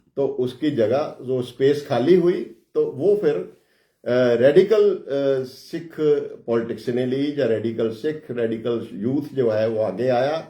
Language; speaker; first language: Hindi; non-native, local second language; Punjabi